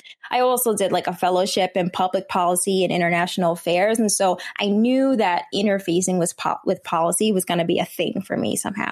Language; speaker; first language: English; early bilingual, other home language; Vietnamese